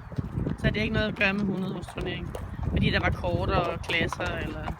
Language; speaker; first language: Danish; native; Danish